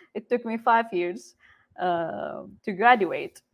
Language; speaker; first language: English; non-native, fluent; Arabic